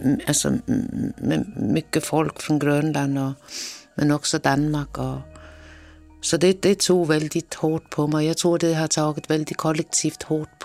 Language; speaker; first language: Swedish; non-native, fluent; Kalaallisut